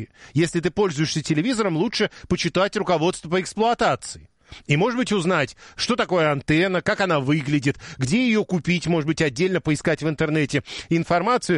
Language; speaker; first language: Russian; native; Russian